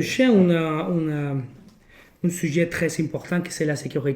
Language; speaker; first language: French; non-native, fluent; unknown